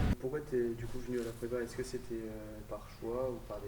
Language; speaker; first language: French; native; French